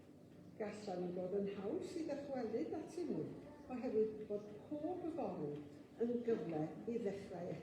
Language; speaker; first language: Welsh; native; Welsh